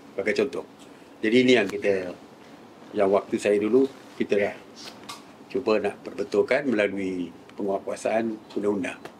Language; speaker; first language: Malay; native; Malay